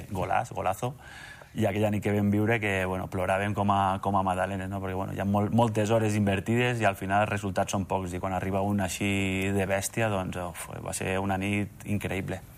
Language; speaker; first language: Catalan; native; Catalan